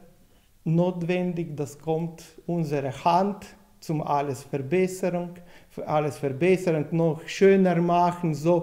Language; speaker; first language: German; non-native, learner; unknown